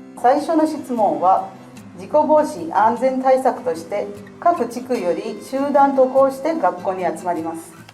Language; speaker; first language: Japanese; non-native, fluent; Malayalam